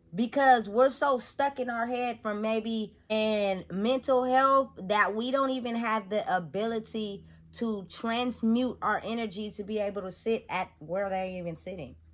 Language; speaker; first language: English; native; English